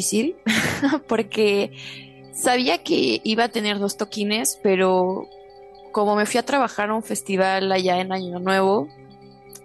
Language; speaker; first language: Spanish; native; Spanish